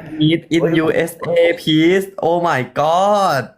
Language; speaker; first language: English; non-native, learner; Thai